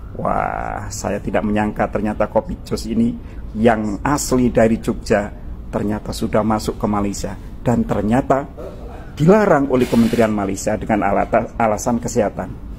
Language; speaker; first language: Indonesian; native; Indonesian